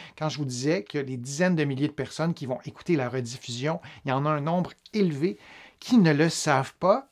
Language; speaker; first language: French; native; French